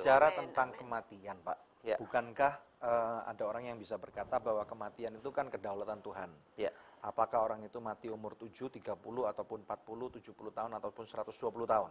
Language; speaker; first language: Indonesian; native; Indonesian